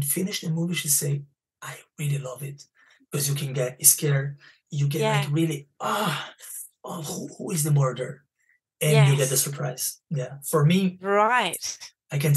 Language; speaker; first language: English; non-native, learner; Portuguese